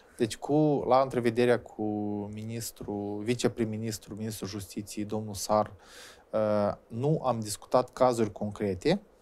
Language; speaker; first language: Romanian; native; Romanian